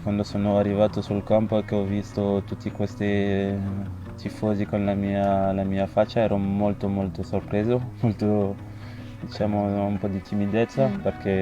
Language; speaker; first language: Italian; non-native, fluent; French